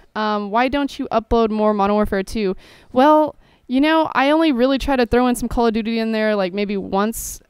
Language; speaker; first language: English; native; English